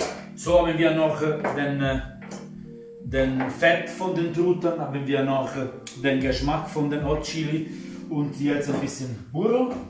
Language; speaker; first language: German; non-native, fluent; Italian